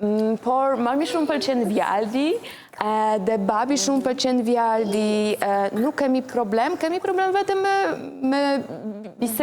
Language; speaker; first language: Albanian; non-native, learner; Polish